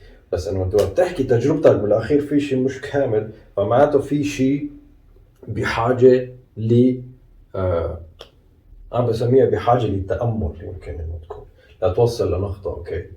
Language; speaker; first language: Arabic; native; Arabic